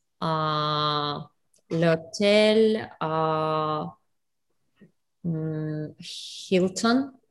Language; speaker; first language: French; non-native, learner; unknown